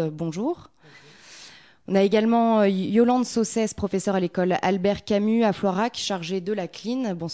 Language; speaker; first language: French; native; French